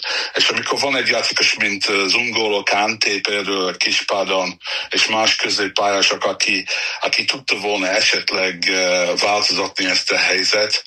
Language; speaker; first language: Hungarian; non-native, fluent; English